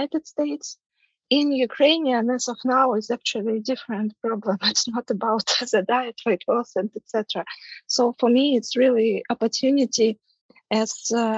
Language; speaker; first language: English; non-native, fluent; Ukrainian